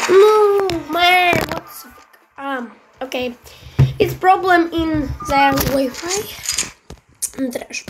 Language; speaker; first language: English; non-native, learner; Russian